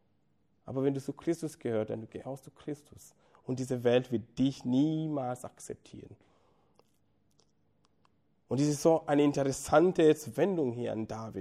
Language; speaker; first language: German; non-native, fluent; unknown